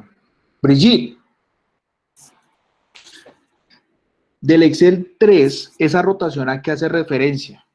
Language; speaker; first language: Spanish; native; Spanish